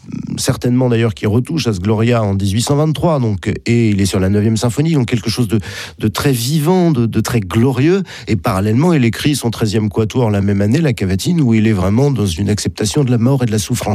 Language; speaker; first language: French; native; French